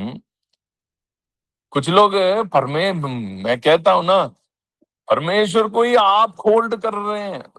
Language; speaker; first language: Hindi; non-native, local second language; Tamil